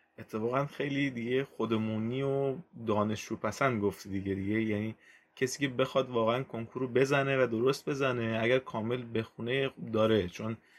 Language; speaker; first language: Persian; native; Persian